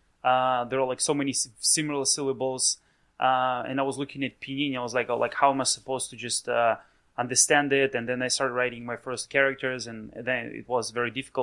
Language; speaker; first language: English; non-native, fluent; Russian